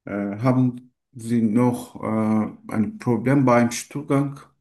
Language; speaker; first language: German; non-native, learner; Turkish